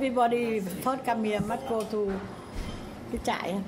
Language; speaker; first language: English; non-native, learner; Vietnamese